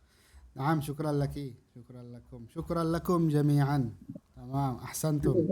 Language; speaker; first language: Arabic; non-native, fluent; Indonesian